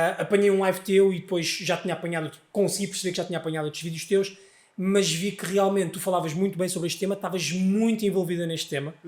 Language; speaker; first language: Portuguese; native; Portuguese